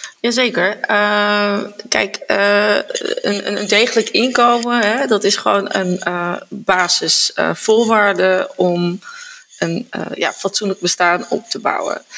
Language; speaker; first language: Dutch; native; Dutch